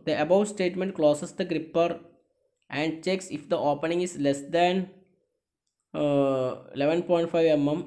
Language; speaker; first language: English; non-native, local second language; Malayalam